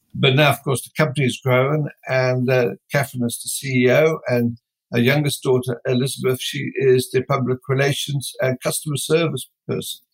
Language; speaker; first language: English; non-native, fluent; Dutch